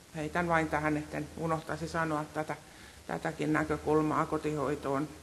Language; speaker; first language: Finnish; native; Finnish